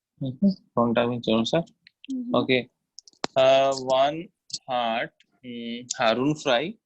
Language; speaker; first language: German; non-native, fluent; Hindi